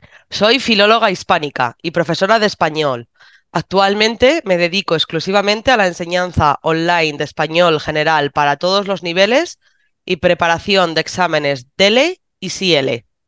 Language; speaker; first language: Spanish; native; Spanish